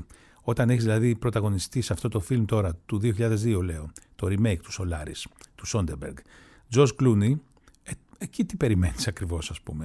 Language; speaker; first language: Greek; native; Greek